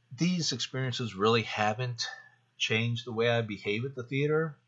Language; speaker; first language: English; native; English